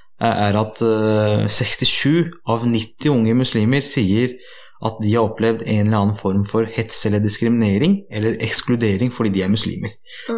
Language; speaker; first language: Norwegian; early bilingual, other home language; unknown